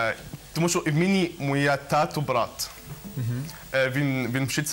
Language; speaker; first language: Ukrainian; non-native, learner; Arabic